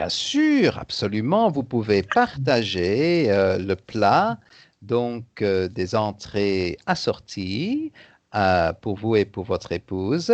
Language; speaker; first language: French; native; French